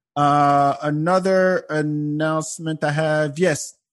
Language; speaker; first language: English; non-native, fluent; Wolof